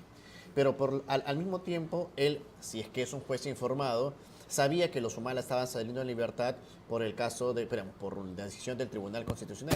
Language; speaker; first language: Spanish; native; Spanish